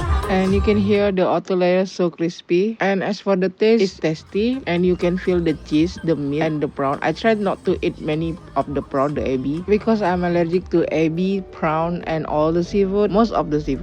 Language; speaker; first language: English; non-native, learner; Indonesian